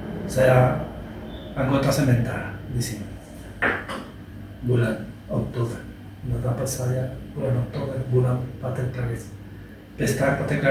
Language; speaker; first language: Indonesian; non-native, learner; Spanish